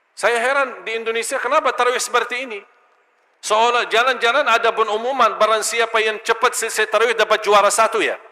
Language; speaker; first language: Malay; non-native, fluent; Arabic